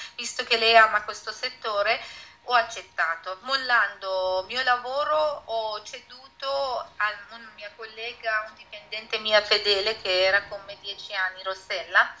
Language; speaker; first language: Italian; non-native, fluent; Persian